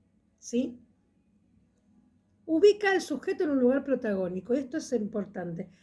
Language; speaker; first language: Spanish; native; Spanish